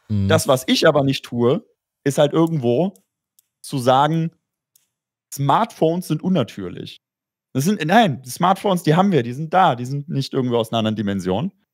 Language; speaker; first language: German; native; German